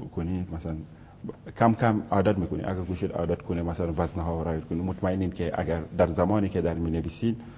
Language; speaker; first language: Persian; non-native, fluent; Wolof